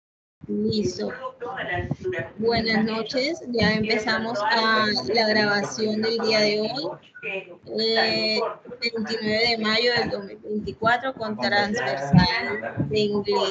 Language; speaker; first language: Spanish; native; Spanish